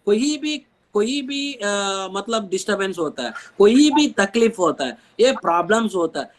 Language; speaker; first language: Hindi; non-native, local second language; Telugu